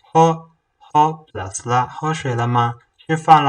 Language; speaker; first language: Chinese; non-native, fluent; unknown